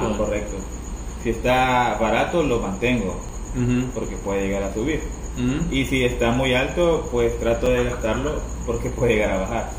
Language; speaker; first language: Spanish; native; Spanish